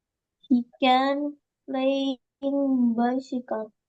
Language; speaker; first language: English; non-native, learner; Indonesian